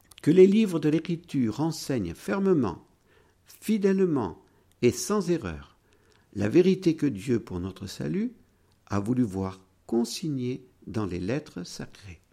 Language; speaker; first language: French; native; French